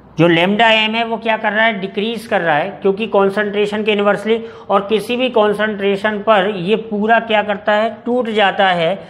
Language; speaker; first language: Hindi; native; Hindi